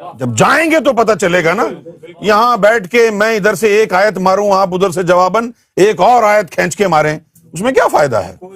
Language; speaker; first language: Urdu; native; Urdu